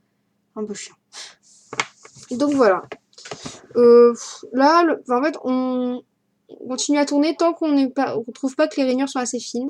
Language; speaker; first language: French; native; French